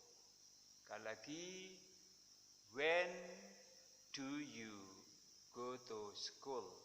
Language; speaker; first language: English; non-native, fluent; Indonesian